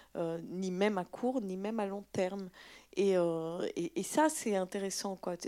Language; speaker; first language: French; native; French